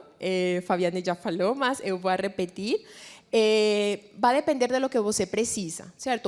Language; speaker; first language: Portuguese; non-native, fluent; Spanish